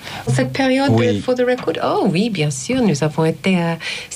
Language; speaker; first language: French; non-native, learner; English